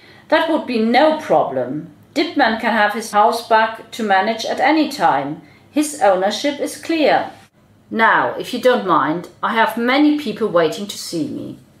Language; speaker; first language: English; non-native, fluent; German